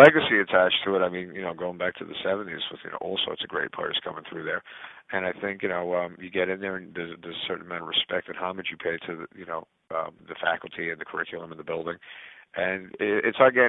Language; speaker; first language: English; native; English